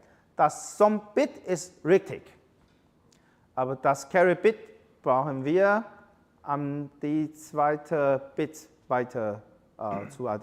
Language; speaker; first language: German; non-native, learner; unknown